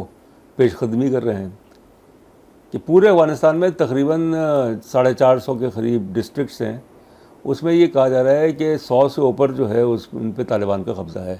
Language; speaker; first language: Urdu; native; Urdu